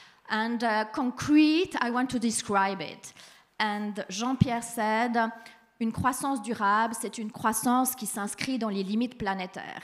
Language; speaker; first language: French; native; French